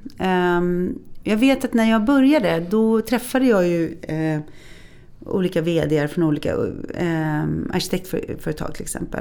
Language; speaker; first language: Swedish; native; Swedish